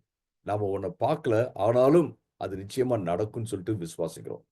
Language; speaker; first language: Tamil; native; Tamil